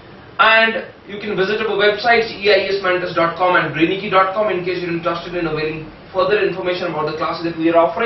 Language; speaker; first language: English; non-native, local second language; Hindi